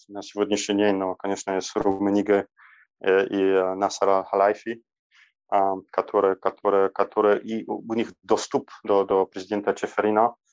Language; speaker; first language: Russian; non-native, learner; Polish